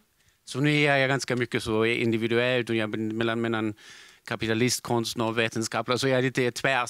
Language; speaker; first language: Swedish; non-native, fluent; German